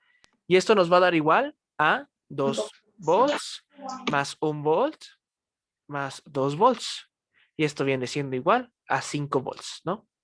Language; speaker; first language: Spanish; native; Spanish